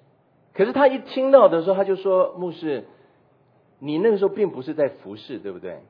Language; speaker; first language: Chinese; native; Chinese